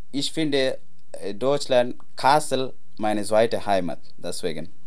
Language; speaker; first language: German; non-native, learner; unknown